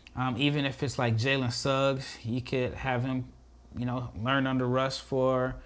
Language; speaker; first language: English; native; English